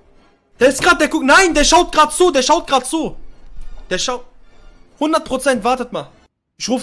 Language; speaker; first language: German; native; German